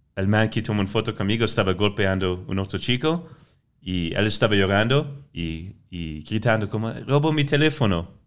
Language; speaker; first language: Spanish; non-native, fluent; French